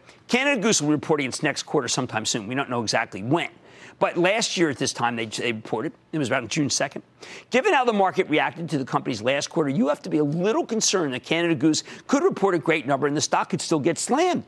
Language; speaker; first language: English; native; English